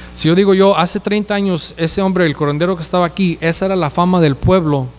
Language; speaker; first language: Spanish; early bilingual, heritage; Spanish